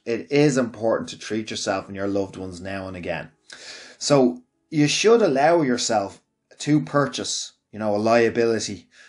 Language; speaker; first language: English; native; English